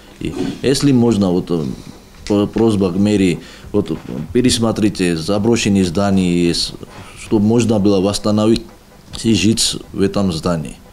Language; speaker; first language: Russian; non-native, local second language; Georgian